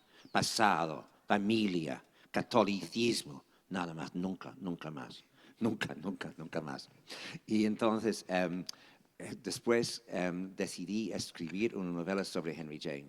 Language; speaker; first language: Spanish; non-native, fluent; English